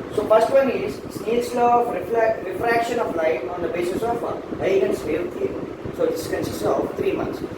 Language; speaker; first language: English; non-native, local second language; Kannada